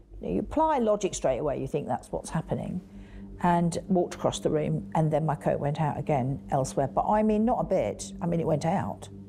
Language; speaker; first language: English; native; English